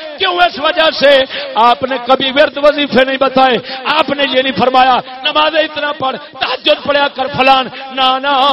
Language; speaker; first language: Urdu; non-native, local second language; Punjabi